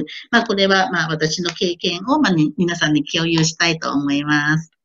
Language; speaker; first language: Japanese; non-native, fluent; Thai